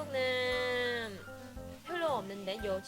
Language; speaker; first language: Korean; non-native, learner; Vietnamese